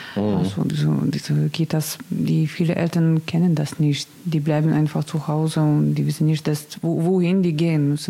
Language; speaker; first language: German; non-native, learner; Russian